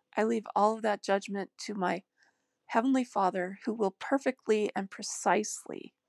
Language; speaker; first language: English; native; English